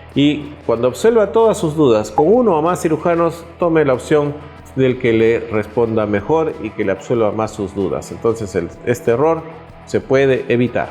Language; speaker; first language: Spanish; native; Spanish